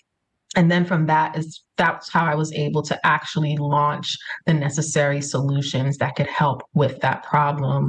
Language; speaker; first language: English; early bilingual, other home language; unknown